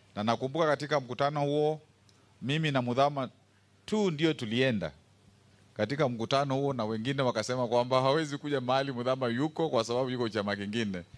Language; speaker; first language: Swahili; non-native, local second language; Kamba